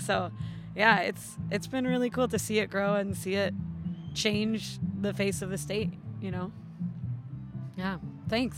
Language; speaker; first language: English; native; English